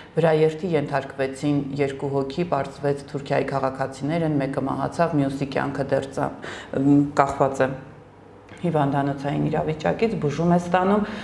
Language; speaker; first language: Armenian; native; Armenian